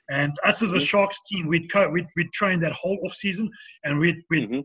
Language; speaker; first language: English; native; English